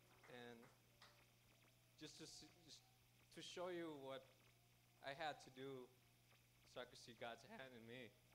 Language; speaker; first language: English; early bilingual, other home language; Spanish